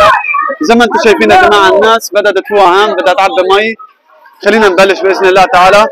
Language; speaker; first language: Arabic; native; Arabic